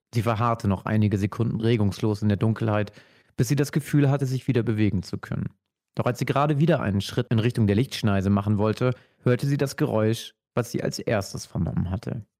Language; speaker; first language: German; native; German